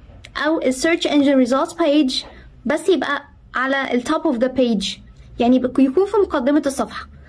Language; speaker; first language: Arabic; native; Arabic